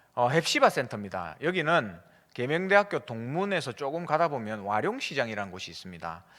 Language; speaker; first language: Korean; native; Korean